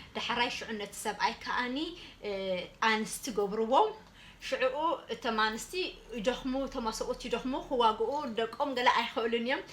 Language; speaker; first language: Tigrinya; early bilingual, heritage; Tigrinya